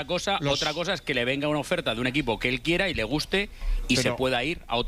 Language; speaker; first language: Spanish; native; Spanish